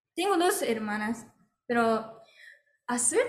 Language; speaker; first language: Spanish; non-native, fluent; Japanese